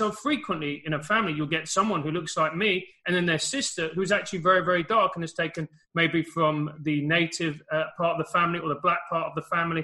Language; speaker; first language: English; native; English